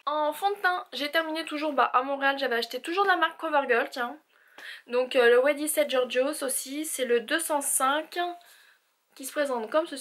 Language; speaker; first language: French; native; French